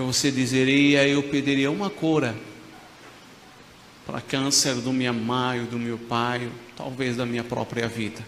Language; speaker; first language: Portuguese; non-native, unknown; Arabic